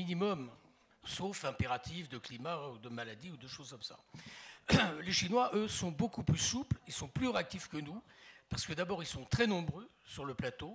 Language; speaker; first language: French; native; French